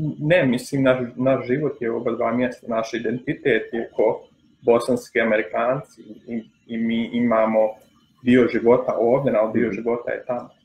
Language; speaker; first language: Croatian; early bilingual, other home language; Bosnian